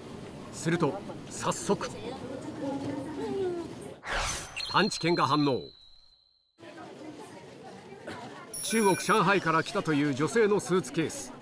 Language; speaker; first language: Japanese; native; Japanese